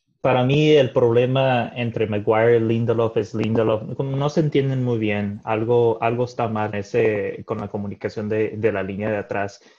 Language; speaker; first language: Spanish; early bilingual, heritage; Spanish